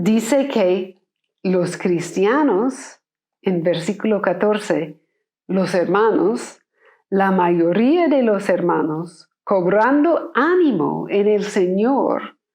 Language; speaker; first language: Spanish; non-native, fluent; English